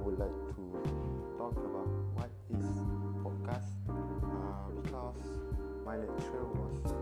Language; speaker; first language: English; non-native, learner; Malay